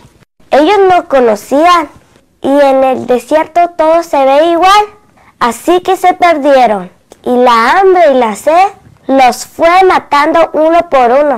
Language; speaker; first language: Spanish; early bilingual, other home language; Cantonese